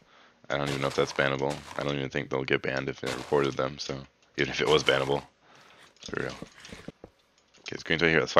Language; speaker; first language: English; native; English